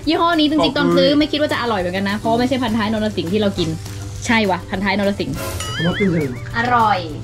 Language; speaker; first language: Thai; native; Thai